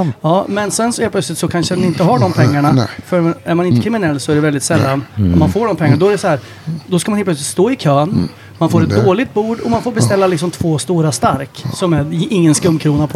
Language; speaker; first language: Swedish; native; Swedish